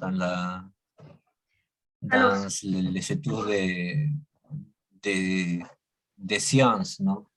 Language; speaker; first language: French; non-native, learner; Spanish